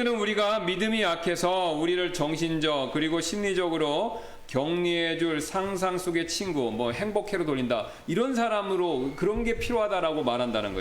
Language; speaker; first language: Korean; native; Korean